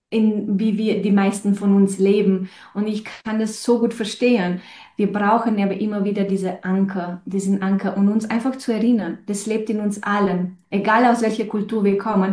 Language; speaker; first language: German; non-native, fluent; Romanian